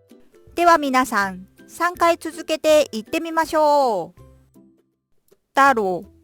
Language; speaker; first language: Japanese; non-native, fluent; Korean